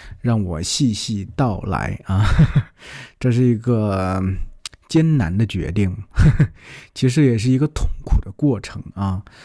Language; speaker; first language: Chinese; native; Chinese